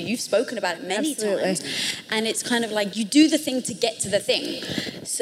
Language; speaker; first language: English; native; English